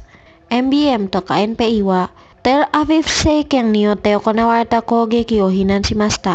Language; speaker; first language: Japanese; non-native, fluent; Indonesian